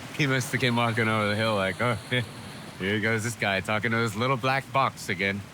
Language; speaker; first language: English; native; English